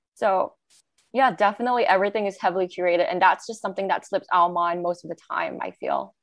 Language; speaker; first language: English; non-native, local second language; Chinese